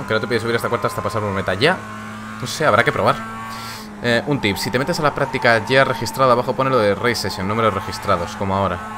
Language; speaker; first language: Spanish; native; Spanish